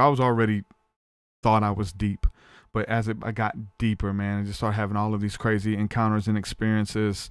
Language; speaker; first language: English; native; English